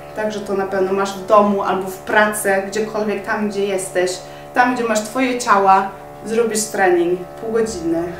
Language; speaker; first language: Polish; non-native, fluent; Norwegian